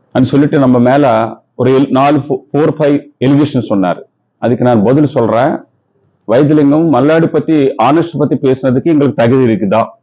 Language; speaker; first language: Tamil; non-native, local second language; Telugu